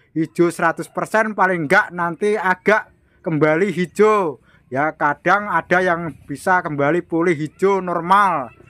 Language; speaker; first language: Indonesian; non-native, local second language; Javanese